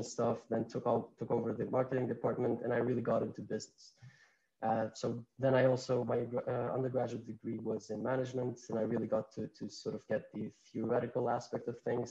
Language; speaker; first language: English; non-native, fluent; Albanian